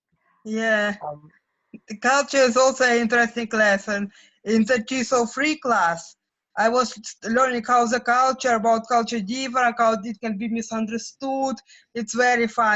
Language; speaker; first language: English; non-native, fluent; Russian